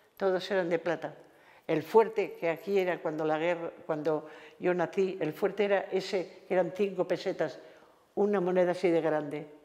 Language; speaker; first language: Spanish; native; Spanish